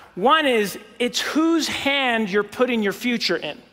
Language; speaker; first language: English; early bilingual, heritage; English